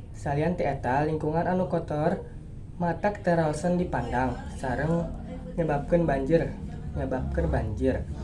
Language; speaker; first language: Sundanese; non-native, local second language; Javanese